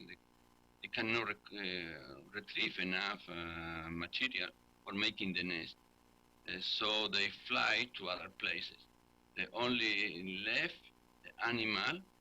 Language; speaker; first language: English; non-native, learner; Spanish